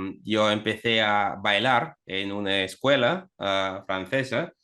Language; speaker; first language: Spanish; non-native, fluent; Russian